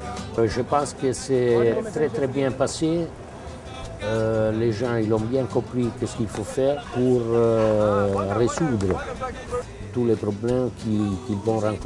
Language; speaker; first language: French; non-native, fluent; Italian